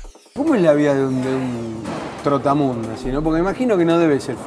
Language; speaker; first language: Spanish; native; Spanish